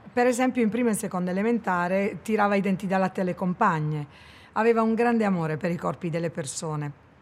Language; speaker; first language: Italian; native; Italian